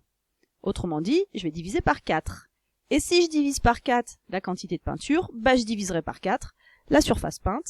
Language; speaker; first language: French; native; French